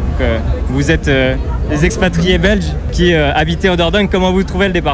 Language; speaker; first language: French; native; French